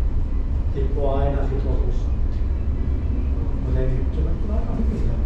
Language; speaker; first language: Finnish; native; Finnish